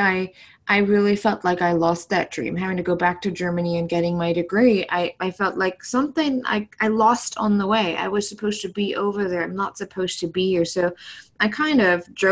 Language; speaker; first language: English; non-native, fluent; German